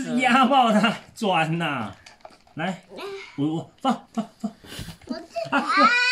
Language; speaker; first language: Chinese; native; Chinese